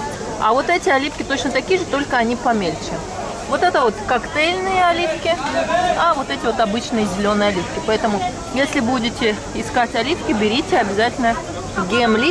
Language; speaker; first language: Russian; native; Russian